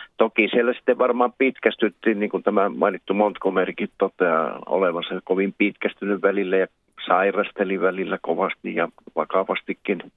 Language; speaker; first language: Finnish; native; Finnish